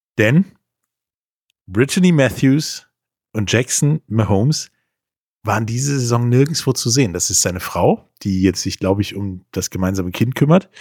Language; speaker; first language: German; native; German